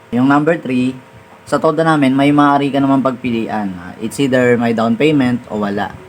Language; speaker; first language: Filipino; native; Filipino